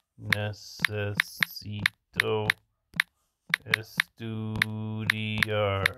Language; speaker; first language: Spanish; non-native, learner; English